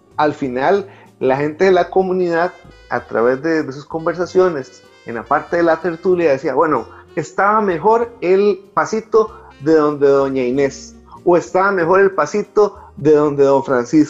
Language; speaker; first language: Spanish; native; Spanish